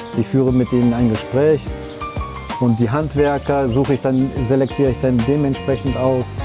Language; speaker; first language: German; early bilingual, other home language; Arabic